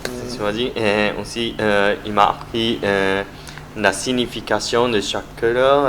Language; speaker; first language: French; non-native, learner; Japanese